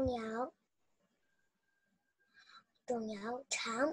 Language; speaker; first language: Cantonese; non-native, learner; Chinese